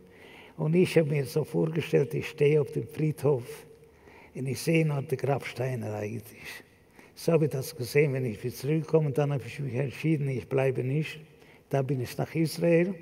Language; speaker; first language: German; non-native, fluent; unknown